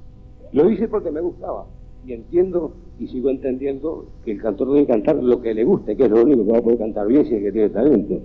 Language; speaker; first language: Spanish; native; Spanish